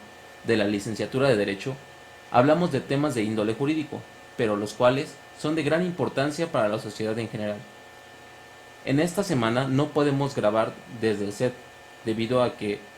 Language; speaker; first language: Spanish; native; Spanish